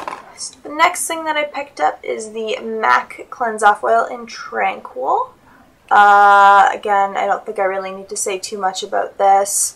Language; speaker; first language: English; native; English